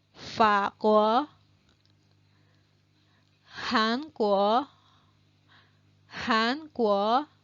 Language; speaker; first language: Chinese; non-native, fluent; Indonesian